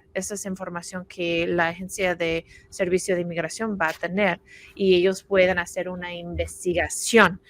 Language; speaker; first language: Spanish; non-native, fluent; English